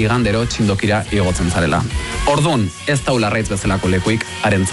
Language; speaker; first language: Basque; native; Basque